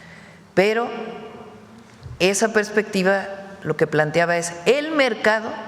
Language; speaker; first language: Spanish; native; Spanish